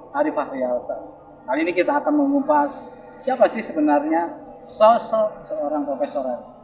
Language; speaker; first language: Indonesian; native; Indonesian